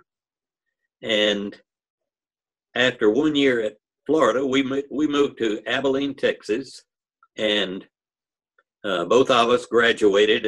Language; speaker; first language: English; native; English